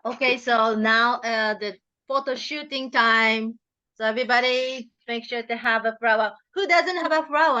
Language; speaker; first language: English; non-native, learner; Japanese